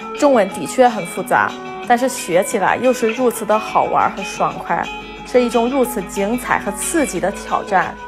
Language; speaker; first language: Chinese; non-native, fluent; English